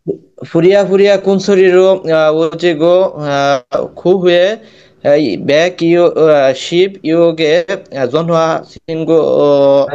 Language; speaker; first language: Korean; non-native, learner; Bangla